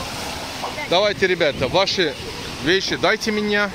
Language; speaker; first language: Russian; non-native, learner; Turkish